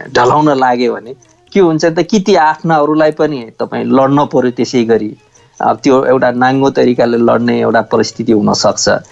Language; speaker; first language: Nepali; native; Nepali